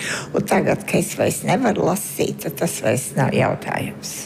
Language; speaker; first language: Latvian; non-native, fluent; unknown